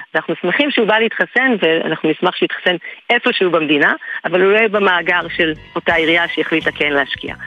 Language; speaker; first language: Hebrew; native; Hebrew